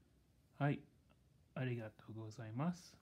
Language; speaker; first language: Japanese; non-native, learner; English